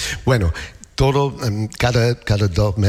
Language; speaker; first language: Spanish; non-native, learner; English